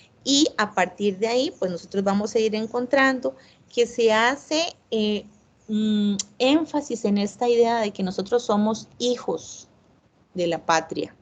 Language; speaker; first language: Spanish; native; Spanish